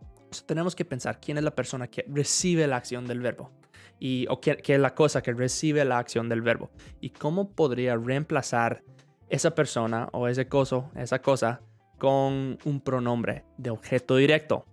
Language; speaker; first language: Spanish; non-native, fluent; English